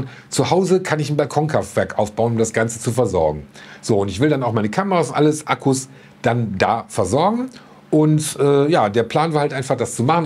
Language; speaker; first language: German; native; German